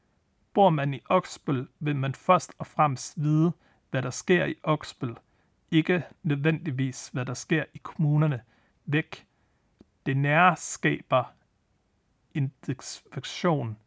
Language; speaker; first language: Danish; native; Danish